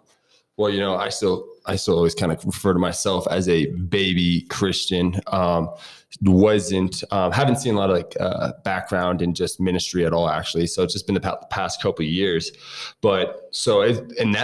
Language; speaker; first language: English; native; English